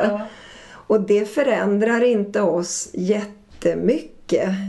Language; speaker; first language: Swedish; native; Swedish